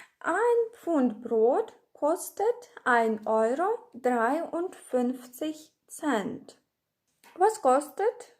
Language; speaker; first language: German; non-native, fluent; Ukrainian